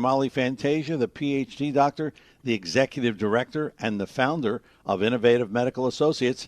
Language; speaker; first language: English; native; English